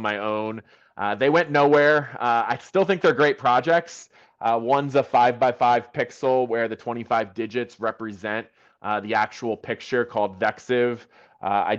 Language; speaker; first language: English; native; English